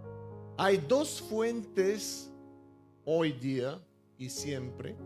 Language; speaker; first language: Spanish; non-native, fluent; Bulgarian